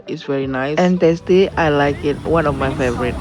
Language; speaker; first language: English; non-native, learner; Indonesian